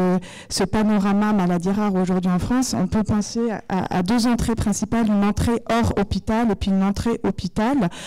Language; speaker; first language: French; native; French